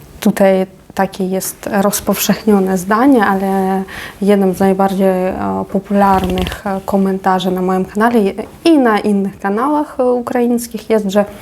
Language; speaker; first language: Polish; non-native, fluent; Ukrainian